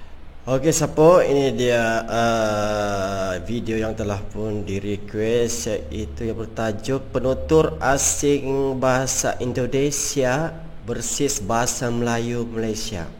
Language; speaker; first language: Malay; native; Malay